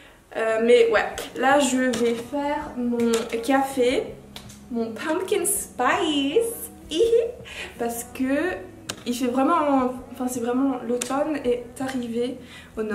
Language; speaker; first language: French; non-native, fluent; Finnish